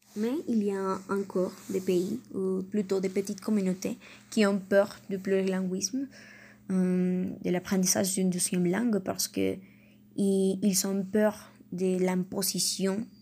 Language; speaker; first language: French; non-native, fluent; Spanish